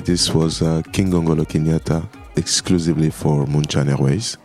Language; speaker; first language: English; non-native, fluent; Lingala